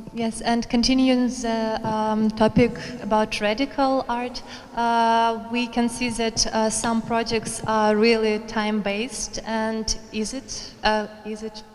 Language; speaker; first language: English; non-native, learner; Ukrainian